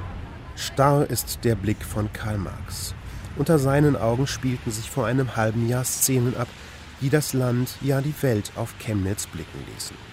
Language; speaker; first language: German; native; German